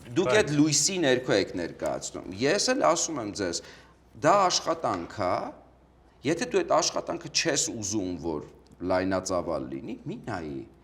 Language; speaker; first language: Armenian; native; Armenian